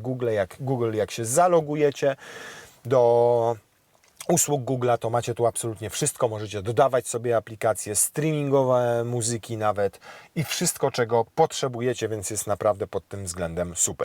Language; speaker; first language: Polish; native; Polish